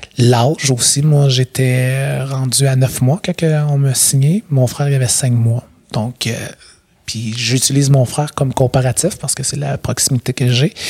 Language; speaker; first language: French; native; French